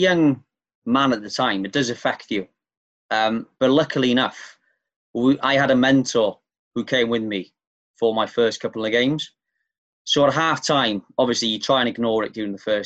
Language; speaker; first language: English; native; English